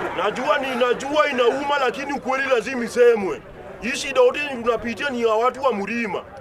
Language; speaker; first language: Swahili; native; Swahili